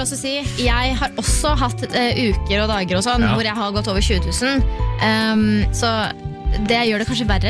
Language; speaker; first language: Norwegian; native; Norwegian